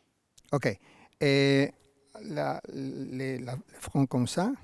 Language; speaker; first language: French; non-native, fluent; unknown